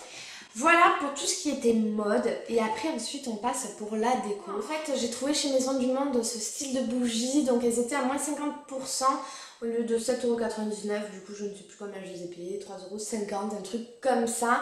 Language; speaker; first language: French; native; French